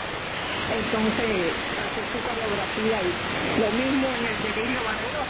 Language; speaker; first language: Spanish; native; Spanish